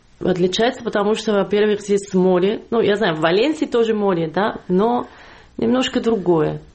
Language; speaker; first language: Russian; non-native, fluent; Catalan